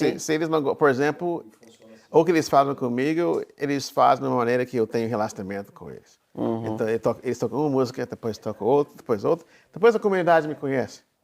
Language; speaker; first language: Portuguese; non-native, fluent; English